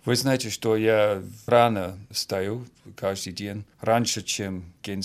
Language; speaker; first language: Russian; non-native, fluent; Finnish